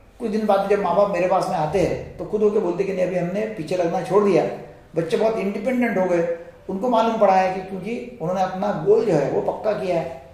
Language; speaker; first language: Hindi; non-native, local second language; Marathi